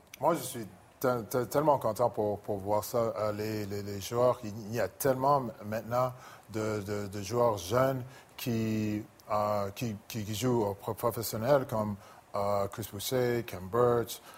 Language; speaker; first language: French; non-native, local second language; English